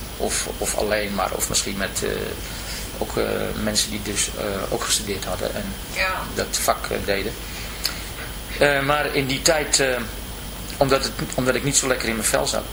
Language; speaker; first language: Dutch; native; Dutch